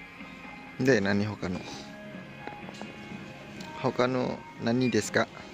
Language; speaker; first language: Japanese; non-native, learner; Indonesian